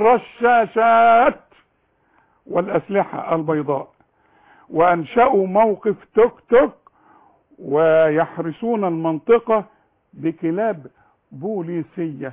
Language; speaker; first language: Arabic; native; Arabic